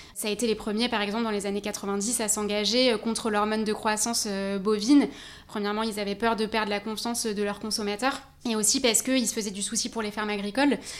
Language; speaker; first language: French; native; French